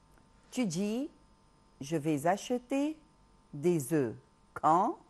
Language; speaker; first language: French; non-native, local second language; Arabic